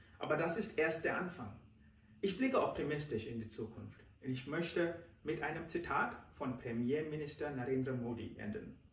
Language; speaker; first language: German; non-native, fluent; Telugu